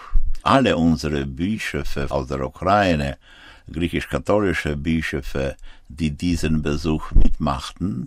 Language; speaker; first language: German; non-native, fluent; Ukrainian